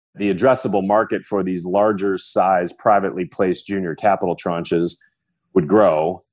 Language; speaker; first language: English; native; English